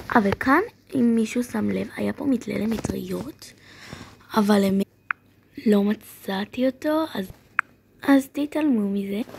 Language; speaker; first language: Hebrew; native; Hebrew